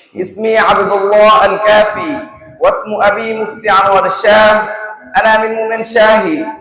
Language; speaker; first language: Arabic; non-native, fluent; Bangla